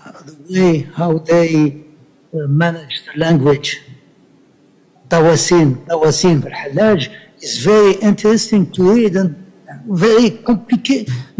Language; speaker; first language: English; non-native, learner; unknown